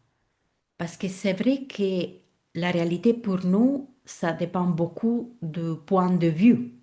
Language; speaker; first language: French; non-native, fluent; Italian